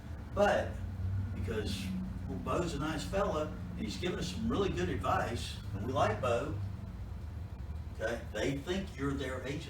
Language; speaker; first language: English; native; English